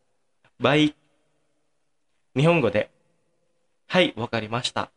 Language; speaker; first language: Japanese; non-native, fluent; Indonesian